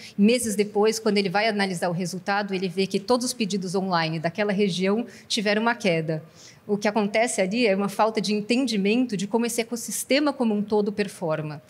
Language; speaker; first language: Portuguese; native; Portuguese